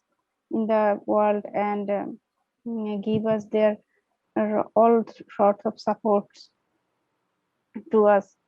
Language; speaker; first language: English; non-native, learner; Bangla